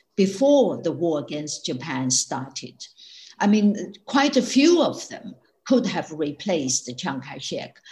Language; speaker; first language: English; non-native, fluent; Chinese